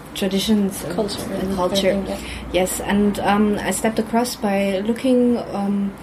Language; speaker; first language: English; non-native, fluent; German